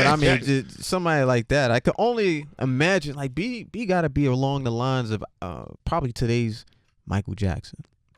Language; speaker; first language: English; native; English